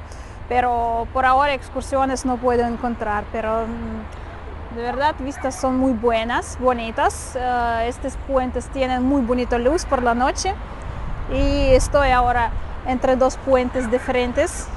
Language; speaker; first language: Spanish; non-native, learner; Russian